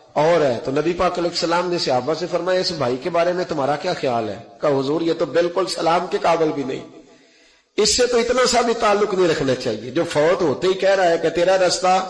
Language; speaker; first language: Urdu; non-native, local second language; Punjabi